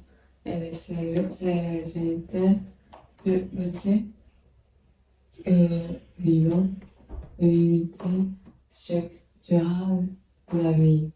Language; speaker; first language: French; non-native, learner; Chinese